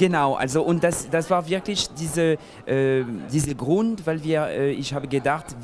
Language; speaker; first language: German; non-native, fluent; French